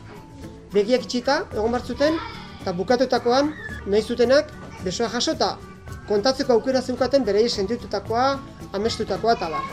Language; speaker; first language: Basque; native; Basque